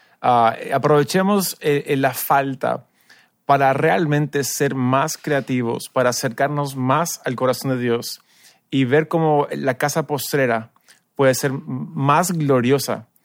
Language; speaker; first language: Spanish; early bilingual, other home language; English